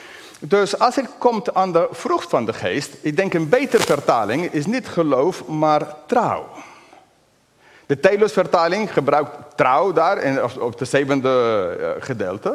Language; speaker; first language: Dutch; non-native, fluent; English